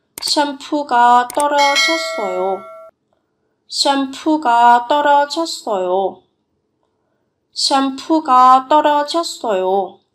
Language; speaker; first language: Korean; non-native, fluent; Vietnamese